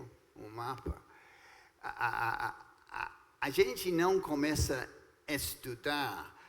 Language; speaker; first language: Portuguese; non-native, fluent; English